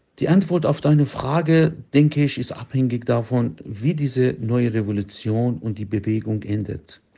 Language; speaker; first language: German; non-native, fluent; Persian